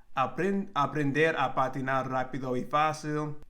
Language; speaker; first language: Spanish; non-native, learner; English